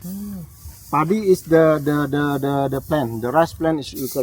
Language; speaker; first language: English; non-native, learner; Indonesian